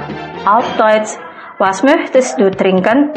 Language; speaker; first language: German; non-native, fluent; Indonesian